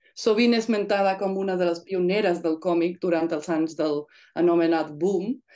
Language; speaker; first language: Catalan; non-native, fluent; English